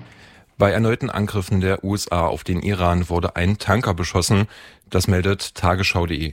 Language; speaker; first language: German; native; German